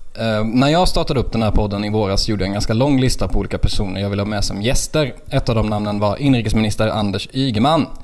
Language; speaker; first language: Swedish; native; Swedish